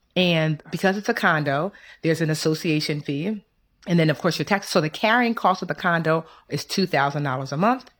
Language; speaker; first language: English; early bilingual, other home language; Yoruba